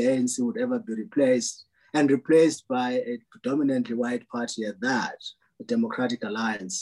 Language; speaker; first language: English; non-native, local second language; Xhosa